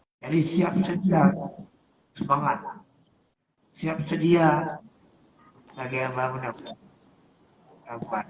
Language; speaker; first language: Malay; non-native, local second language; Achinese